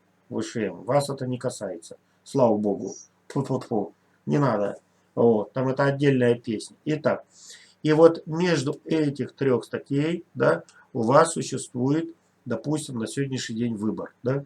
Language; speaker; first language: Russian; native; Russian